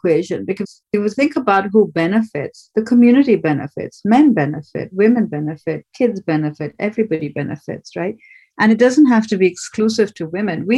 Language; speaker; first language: English; non-native, local second language; Bangla